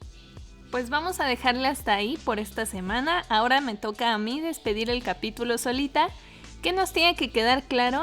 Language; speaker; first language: Spanish; native; Spanish